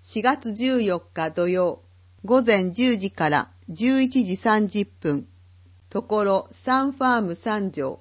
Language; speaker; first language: Japanese; native; Japanese